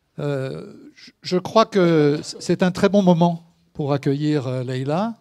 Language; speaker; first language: French; native; French